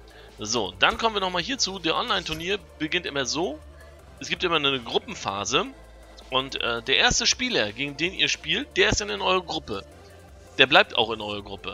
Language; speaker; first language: German; native; German